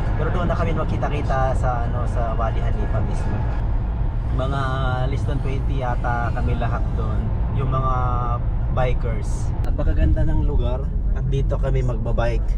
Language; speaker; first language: Filipino; non-native, local second language; Cebuano